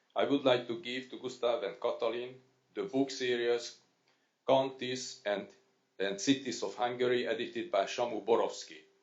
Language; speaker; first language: English; non-native, fluent; Hungarian